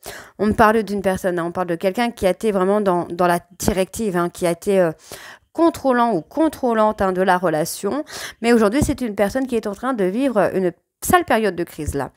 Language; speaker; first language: French; native; French